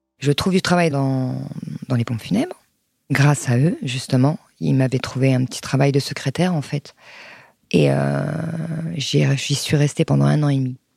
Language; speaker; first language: French; early bilingual, other home language; Arabic